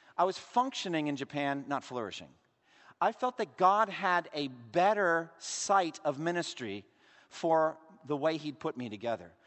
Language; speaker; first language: English; native; English